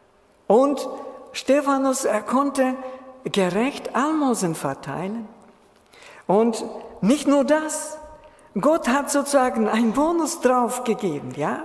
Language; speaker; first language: German; non-native, fluent; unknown